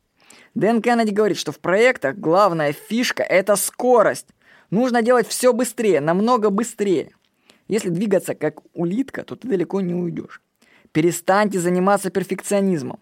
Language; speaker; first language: Russian; native; Russian